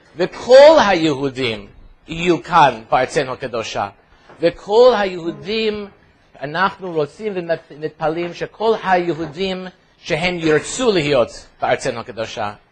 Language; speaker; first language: Hebrew; non-native, fluent; English